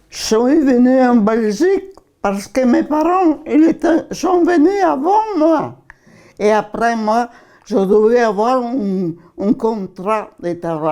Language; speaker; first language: French; non-native, learner; Italian